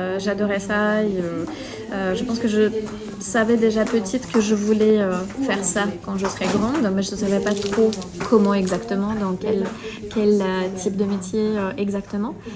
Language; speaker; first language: French; non-native, fluent; Russian